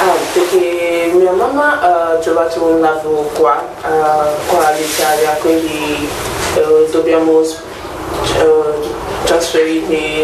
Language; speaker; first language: Italian; non-native, learner; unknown